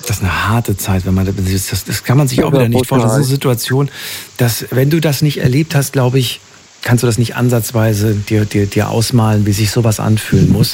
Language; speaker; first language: German; native; German